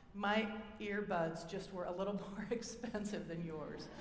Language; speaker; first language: English; native; English